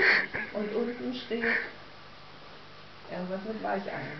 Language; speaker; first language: German; native; German